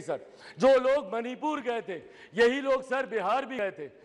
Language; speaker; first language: Hindi; native; Hindi